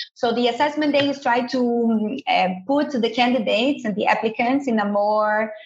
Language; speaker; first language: English; non-native, fluent; Portuguese